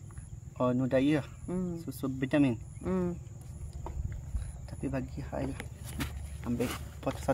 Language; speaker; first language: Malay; non-native, learner; Bangla